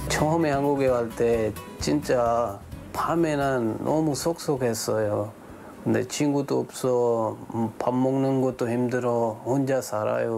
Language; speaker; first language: Korean; non-native, learner; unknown